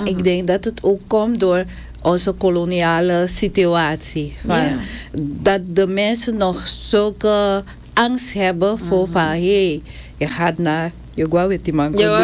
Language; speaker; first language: Dutch; non-native, local second language; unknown